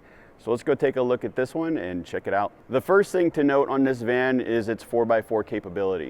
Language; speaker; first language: English; native; English